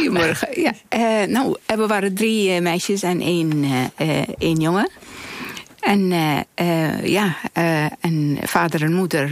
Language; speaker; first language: Dutch; non-native, fluent; Arabic